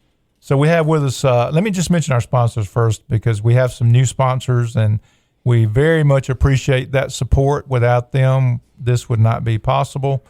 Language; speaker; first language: English; native; English